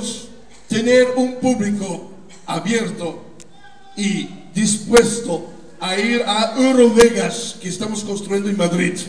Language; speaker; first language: Spanish; non-native, fluent; Italian